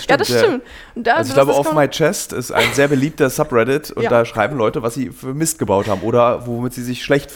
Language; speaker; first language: German; native; German